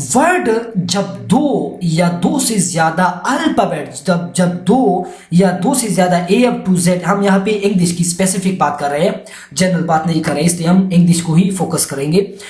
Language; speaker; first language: Urdu; non-native, local second language; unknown